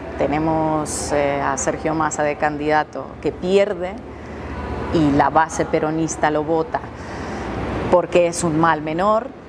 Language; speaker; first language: Spanish; non-native, fluent; Russian